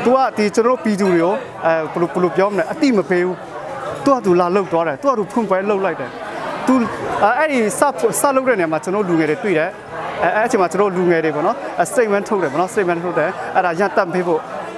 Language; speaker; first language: Burmese; non-native, local second language; Shan